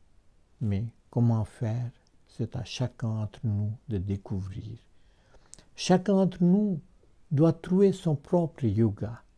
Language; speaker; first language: French; non-native, fluent; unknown